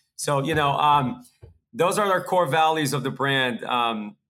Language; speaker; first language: English; early bilingual, other home language; Portuguese